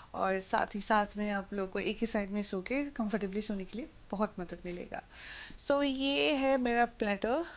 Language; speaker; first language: Hindi; non-native, local second language; Assamese